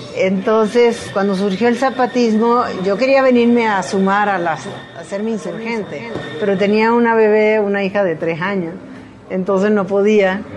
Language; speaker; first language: Spanish; native; Spanish